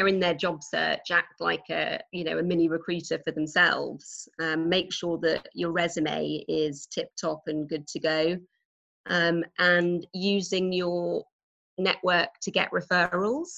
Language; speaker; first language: English; native; English